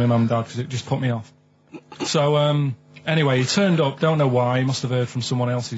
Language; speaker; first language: English; native; English